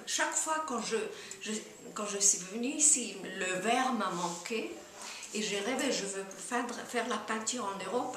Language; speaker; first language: French; non-native, fluent; German